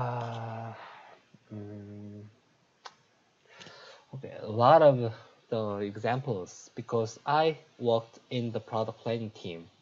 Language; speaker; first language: English; non-native, learner; Korean